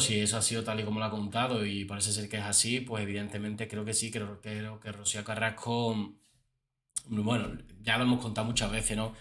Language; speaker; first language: Spanish; native; Spanish